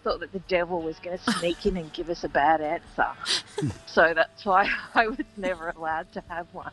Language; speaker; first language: English; native; English